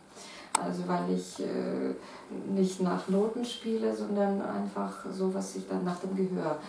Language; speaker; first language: German; non-native, fluent; Russian